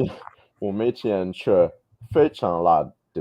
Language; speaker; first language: Chinese; non-native, learner; English